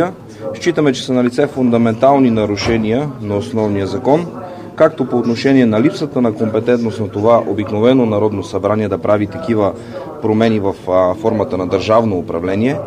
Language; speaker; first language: Bulgarian; native; Bulgarian